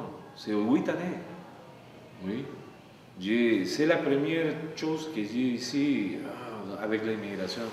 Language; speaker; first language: French; non-native, learner; Spanish